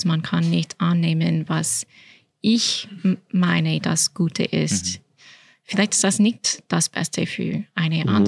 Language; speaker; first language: German; non-native, fluent; English